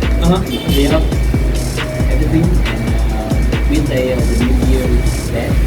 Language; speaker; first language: English; non-native, learner; Vietnamese